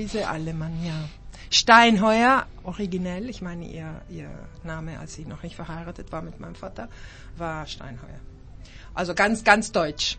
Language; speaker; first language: German; early bilingual, heritage; German